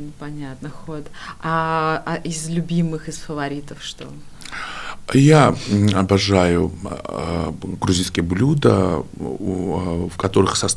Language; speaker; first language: Russian; non-native, fluent; Georgian